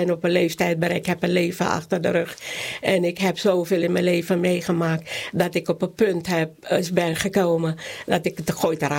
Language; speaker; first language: Dutch; non-native, local second language; Caribbean Hindustani